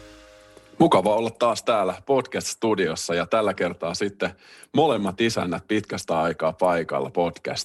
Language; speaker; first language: Finnish; native; Finnish